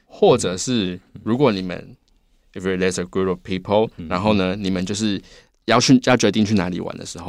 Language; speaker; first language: Chinese; native; Chinese